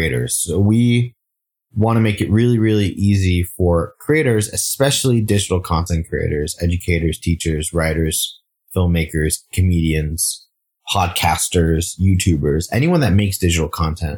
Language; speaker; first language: English; native; English